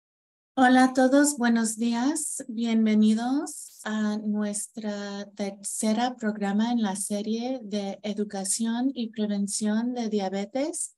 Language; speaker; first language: Spanish; non-native, fluent; English